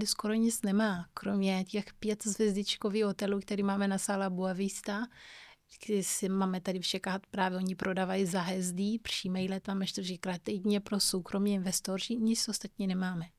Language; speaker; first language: Czech; non-native, fluent; Kabuverdianu